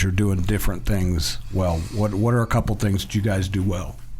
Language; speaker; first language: English; native; English